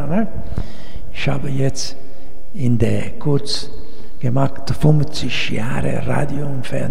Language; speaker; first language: German; non-native, learner; Italian